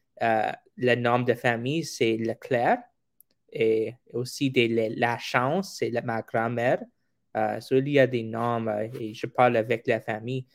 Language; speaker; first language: French; non-native, local second language; English